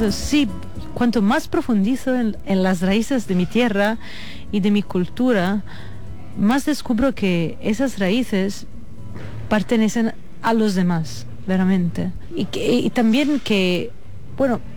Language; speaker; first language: Spanish; non-native, fluent; Italian